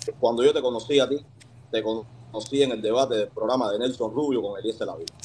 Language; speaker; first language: Spanish; native; Spanish